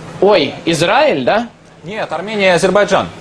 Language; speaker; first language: Russian; early bilingual, heritage; Russian